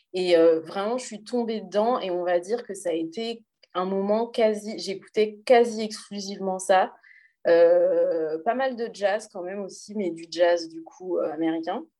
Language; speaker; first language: French; native; French